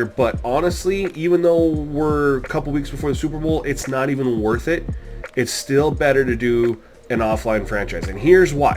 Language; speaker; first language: English; native; English